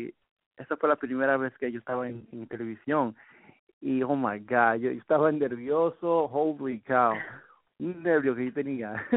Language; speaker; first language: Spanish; early bilingual, heritage; Spanish